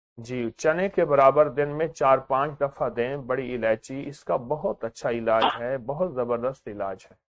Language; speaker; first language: Urdu; native; Urdu